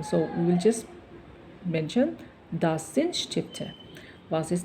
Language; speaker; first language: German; non-native, learner; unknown